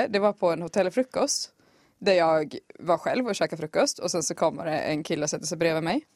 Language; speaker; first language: Swedish; native; Swedish